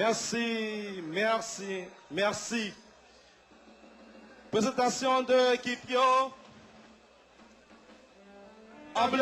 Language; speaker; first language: French; non-native, local second language; Haitian Creole